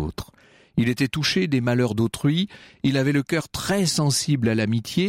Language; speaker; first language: French; native; French